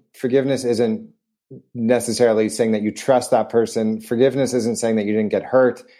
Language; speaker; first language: English; native; English